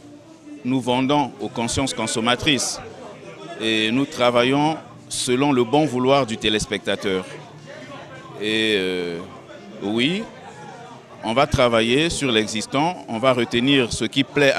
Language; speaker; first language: French; non-native, local second language; Lingala